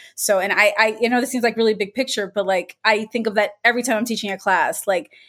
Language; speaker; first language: English; native; English